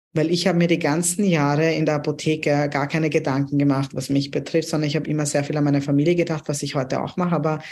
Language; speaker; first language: German; non-native, fluent; Urdu